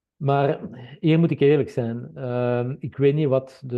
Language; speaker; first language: Dutch; non-native, local second language; French